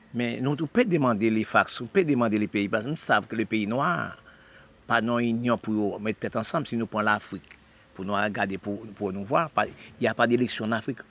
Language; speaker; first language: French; non-native, local second language; Haitian Creole